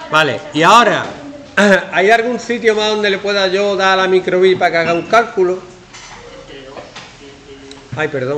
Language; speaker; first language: Spanish; native; Spanish